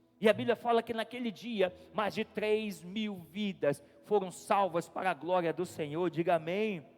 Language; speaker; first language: Portuguese; native; Portuguese